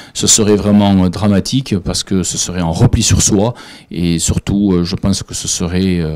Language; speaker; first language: French; native; French